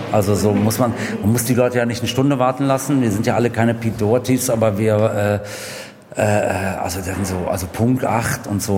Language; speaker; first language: German; native; German